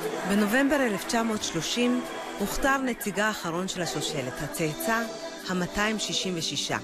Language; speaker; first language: Hebrew; native; Hebrew